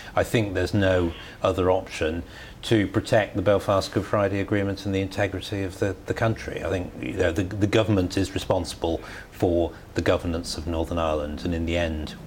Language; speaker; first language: English; native; English